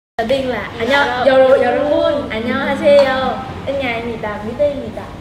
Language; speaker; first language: Korean; non-native, learner; Vietnamese